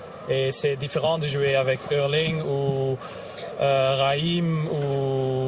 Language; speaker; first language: French; non-native, local second language; Dutch